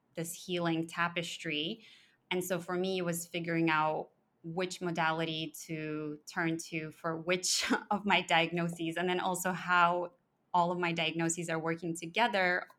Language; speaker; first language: English; early bilingual, other home language; Russian